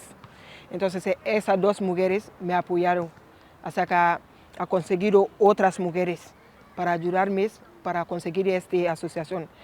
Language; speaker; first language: Spanish; non-native, learner; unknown